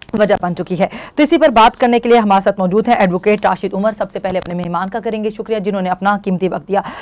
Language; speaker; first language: Urdu; native; Urdu